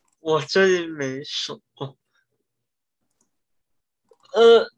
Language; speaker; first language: Chinese; early bilingual, heritage; Chinese